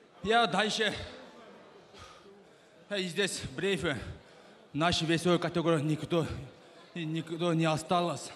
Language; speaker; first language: Russian; non-native, local second language; Kyrgyz